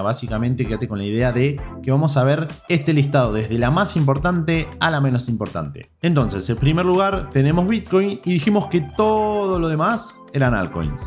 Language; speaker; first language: Spanish; native; Spanish